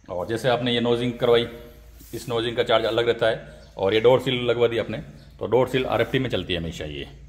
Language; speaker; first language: Hindi; native; Hindi